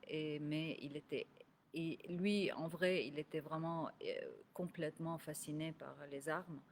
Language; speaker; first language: French; non-native, local second language; Arabic